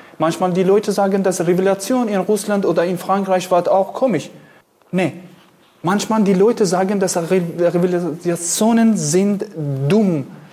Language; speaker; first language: German; non-native, fluent; Kurdish